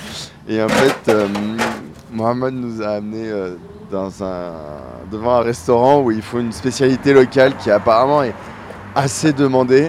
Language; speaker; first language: French; native; French